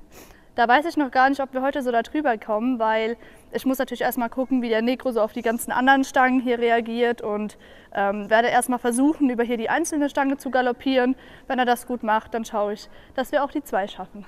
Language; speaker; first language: German; native; German